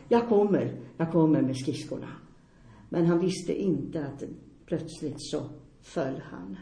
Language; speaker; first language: Swedish; non-native, fluent; Finnish